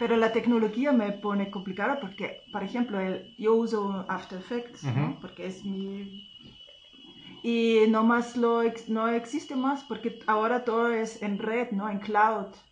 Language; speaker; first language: Spanish; non-native, fluent; German